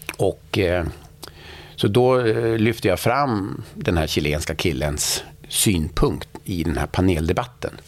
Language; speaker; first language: Swedish; native; Swedish